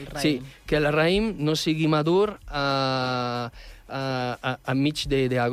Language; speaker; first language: Catalan; non-native, fluent; French